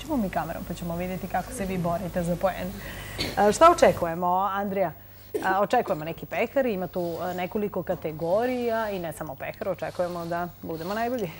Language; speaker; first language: Serbian; native; Serbian